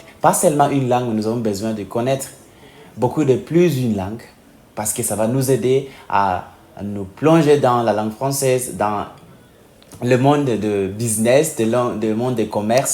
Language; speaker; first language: French; non-native, fluent; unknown